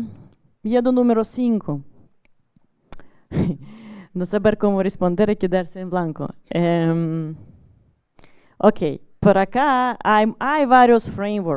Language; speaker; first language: Spanish; non-native, learner; Russian